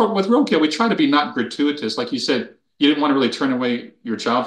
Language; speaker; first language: English; native; English